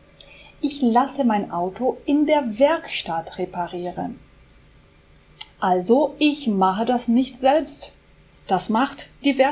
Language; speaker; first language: German; non-native, fluent; Portuguese